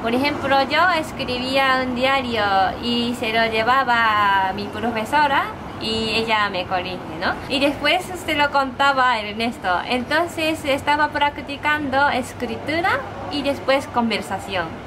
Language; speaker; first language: Spanish; non-native, fluent; Japanese